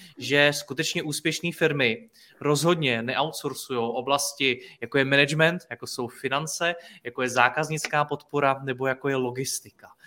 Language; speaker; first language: Czech; native; Czech